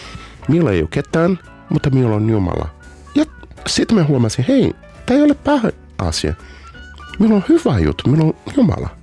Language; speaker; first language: Finnish; non-native, fluent; Portuguese